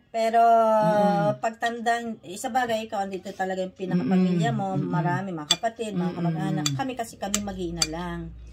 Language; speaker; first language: Filipino; native; Filipino